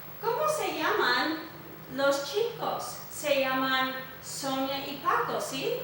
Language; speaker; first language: Spanish; non-native, fluent; English